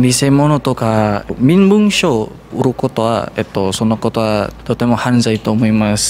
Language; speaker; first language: Japanese; non-native, learner; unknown